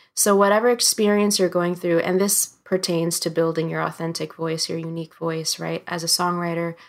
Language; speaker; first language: English; native; English